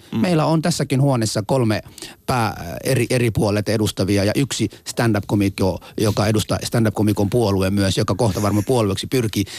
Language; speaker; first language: Finnish; non-native, fluent; Somali